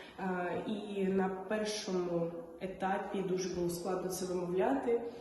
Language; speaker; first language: Ukrainian; non-native, local second language; Russian